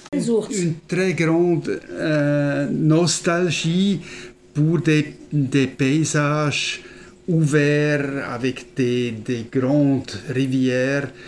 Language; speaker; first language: French; non-native, fluent; German